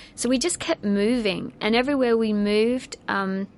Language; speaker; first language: English; native; English